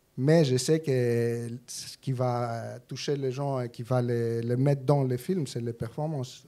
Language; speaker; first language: French; non-native, fluent; Greek